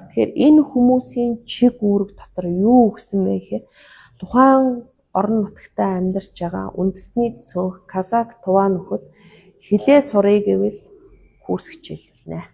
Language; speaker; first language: Mongolian; non-native, local second language; Kazakh